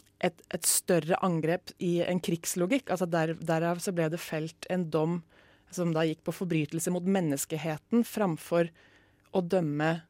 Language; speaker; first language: Norwegian; native; Norwegian